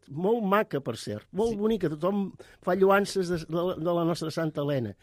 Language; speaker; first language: Catalan; native; Catalan